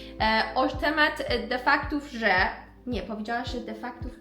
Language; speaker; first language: Polish; non-native, learner; Persian